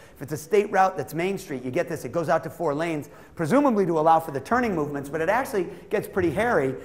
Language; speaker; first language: English; native; English